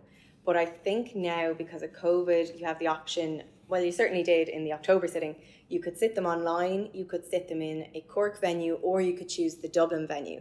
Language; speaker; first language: English; native; English